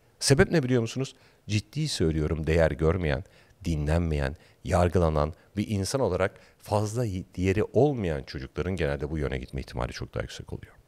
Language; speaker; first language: Turkish; native; Turkish